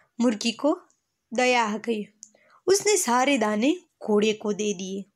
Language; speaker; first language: Hindi; non-native, local second language; Gujarati